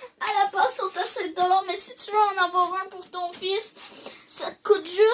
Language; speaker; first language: French; native; French